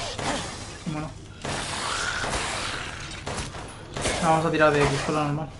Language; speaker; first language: Spanish; native; Spanish